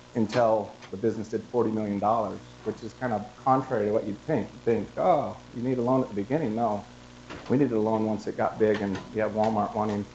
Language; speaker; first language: English; native; English